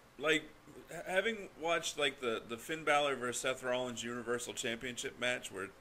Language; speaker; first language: English; native; English